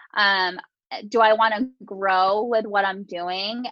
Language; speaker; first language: English; early bilingual, other home language; Japanese